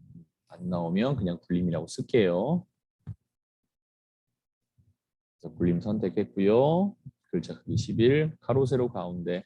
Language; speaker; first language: Korean; native; Korean